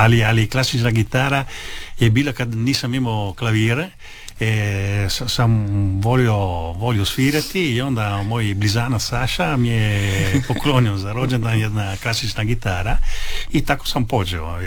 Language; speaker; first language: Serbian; early bilingual, heritage; Italian